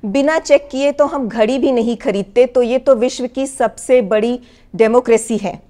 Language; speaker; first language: Hindi; native; Hindi